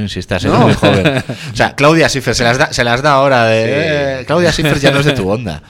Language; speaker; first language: Spanish; native; Spanish